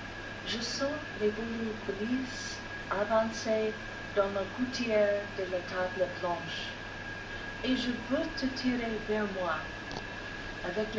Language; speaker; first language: French; non-native, fluent; English